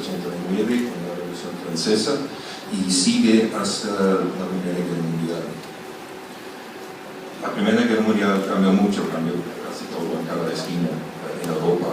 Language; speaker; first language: Spanish; non-native, fluent; German